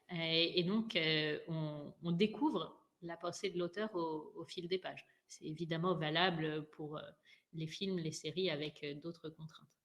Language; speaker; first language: French; native; French